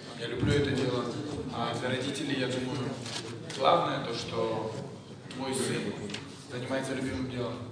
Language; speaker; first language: Russian; non-native, local second language; Uzbek